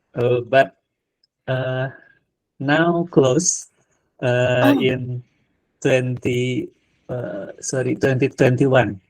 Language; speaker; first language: English; non-native, learner; Indonesian